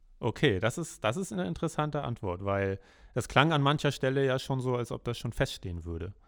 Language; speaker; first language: German; native; German